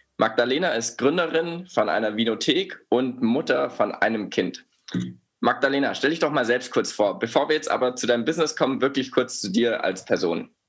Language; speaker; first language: German; native; German